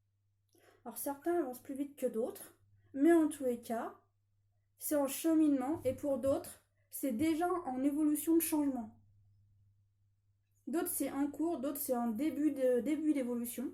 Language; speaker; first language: French; native; French